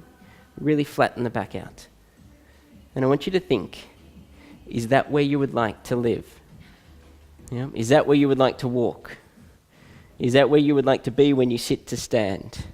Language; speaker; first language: English; native; English